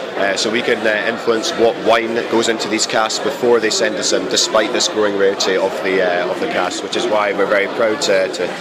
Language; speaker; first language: English; native; English